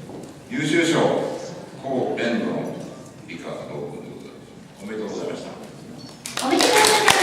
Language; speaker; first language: Japanese; native; Japanese